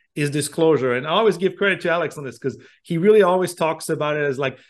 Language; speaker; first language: English; non-native, fluent; French